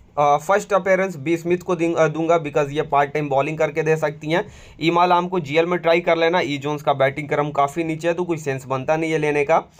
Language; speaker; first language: Hindi; native; Hindi